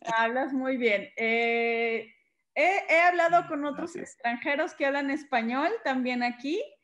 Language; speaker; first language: Spanish; native; Spanish